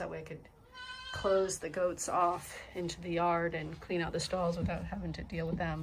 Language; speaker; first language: English; native; English